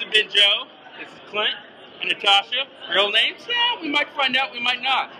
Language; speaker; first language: English; native; English